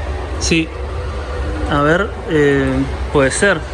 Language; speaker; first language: Spanish; native; Spanish